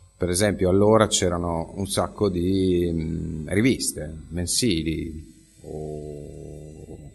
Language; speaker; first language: Italian; native; Italian